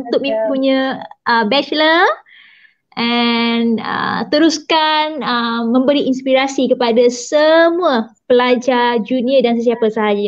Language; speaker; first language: Malay; native; Malay